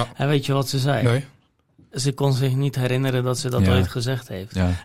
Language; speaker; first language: Dutch; non-native, fluent; Polish